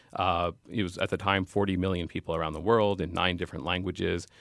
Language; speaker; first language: English; native; English